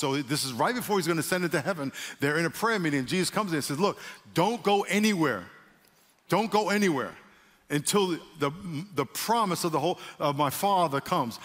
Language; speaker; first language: English; native; English